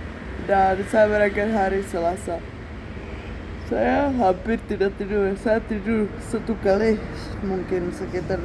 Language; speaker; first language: Indonesian; non-native, fluent; Czech